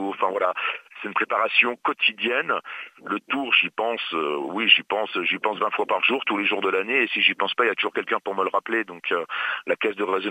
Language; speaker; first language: French; native; French